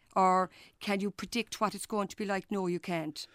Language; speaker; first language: English; native; English